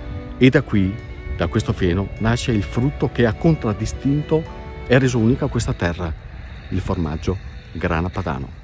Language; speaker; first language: Italian; native; Italian